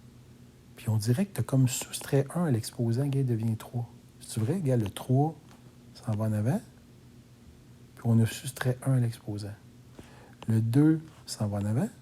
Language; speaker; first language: French; native; French